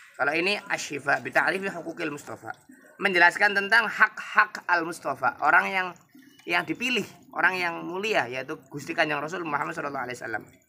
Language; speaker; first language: Indonesian; native; Indonesian